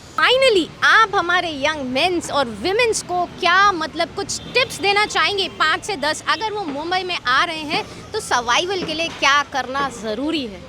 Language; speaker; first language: Hindi; native; Hindi